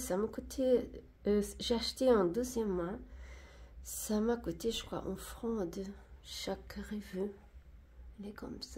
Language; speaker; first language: French; non-native, fluent; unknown